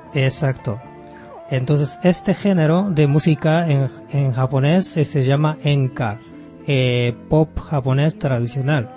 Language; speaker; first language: Spanish; non-native, fluent; Japanese